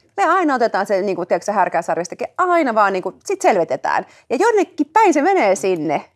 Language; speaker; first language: Finnish; early bilingual, other home language; Hebrew